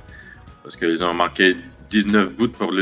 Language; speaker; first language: French; non-native, learner; Russian